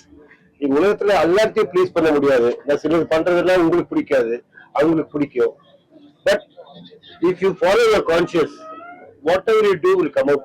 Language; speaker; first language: Tamil; non-native, local second language; Punjabi